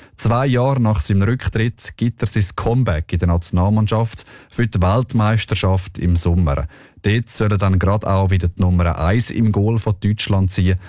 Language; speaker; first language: German; native; German